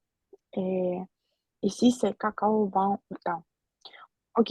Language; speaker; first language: French; non-native, fluent; Russian